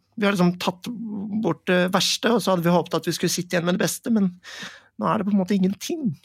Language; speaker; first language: Norwegian; native; Norwegian